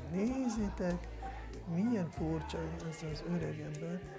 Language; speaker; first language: Hungarian; non-native, fluent; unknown